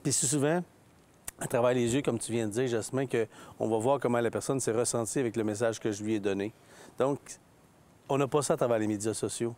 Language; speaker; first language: French; native; French